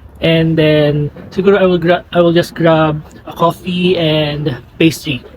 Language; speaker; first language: English; non-native, local second language; Filipino